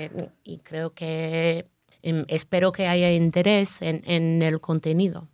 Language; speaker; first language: Spanish; non-native, fluent; English